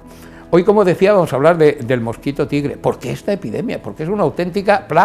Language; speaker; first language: Spanish; native; Spanish